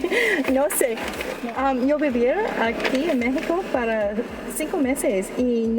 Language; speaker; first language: Spanish; non-native, learner; English